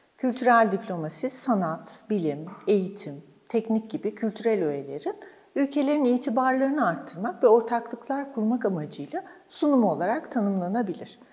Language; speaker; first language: Turkish; native; Turkish